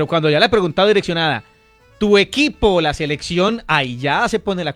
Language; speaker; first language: Spanish; native; Spanish